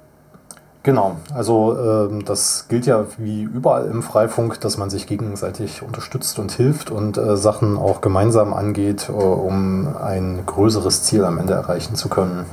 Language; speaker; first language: German; native; German